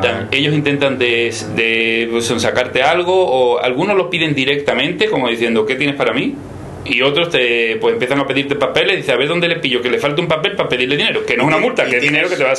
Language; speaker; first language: Spanish; native; Spanish